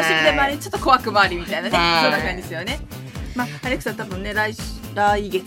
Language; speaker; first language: Japanese; native; Japanese